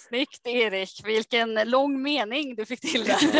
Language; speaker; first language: Swedish; native; Swedish